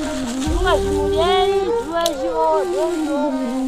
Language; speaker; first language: Portuguese; non-native, local second language; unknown